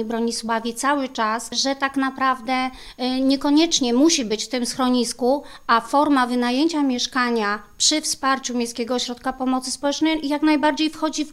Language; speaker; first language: Polish; native; Polish